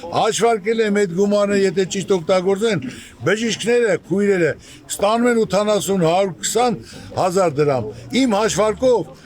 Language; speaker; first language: Armenian; native; Armenian